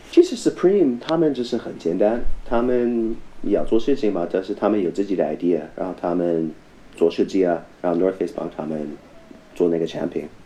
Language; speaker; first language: Chinese; non-native, fluent; English